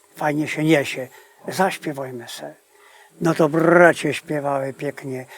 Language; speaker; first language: Polish; native; Polish